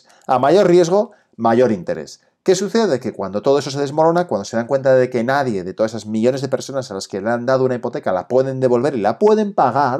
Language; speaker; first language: Spanish; native; Spanish